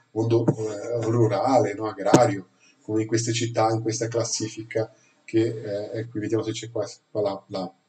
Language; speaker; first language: Italian; non-native, fluent; Portuguese